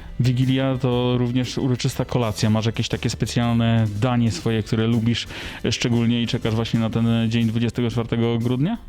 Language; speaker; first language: Polish; native; Polish